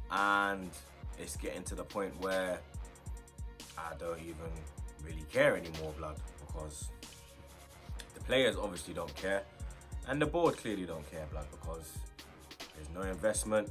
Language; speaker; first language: English; native; English